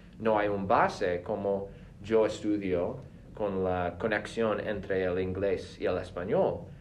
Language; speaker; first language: Spanish; non-native, fluent; English